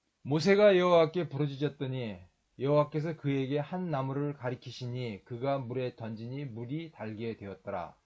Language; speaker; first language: Korean; native; Korean